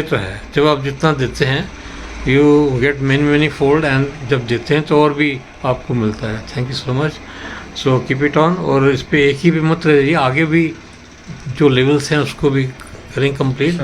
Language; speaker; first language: Hindi; native; Hindi